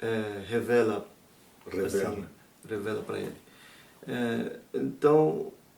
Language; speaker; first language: Portuguese; non-native, learner; Arabic